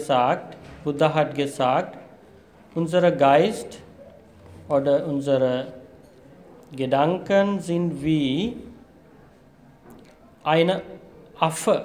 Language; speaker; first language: German; non-native, fluent; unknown